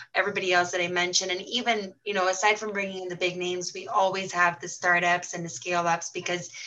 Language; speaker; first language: English; early bilingual, heritage; Portuguese